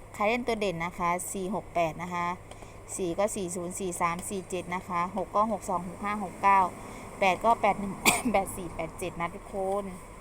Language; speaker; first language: Thai; native; Thai